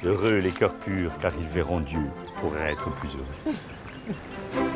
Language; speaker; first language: French; native; French